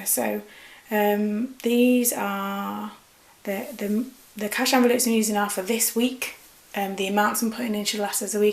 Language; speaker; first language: English; native; English